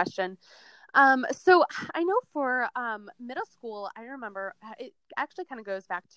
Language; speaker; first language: English; native; English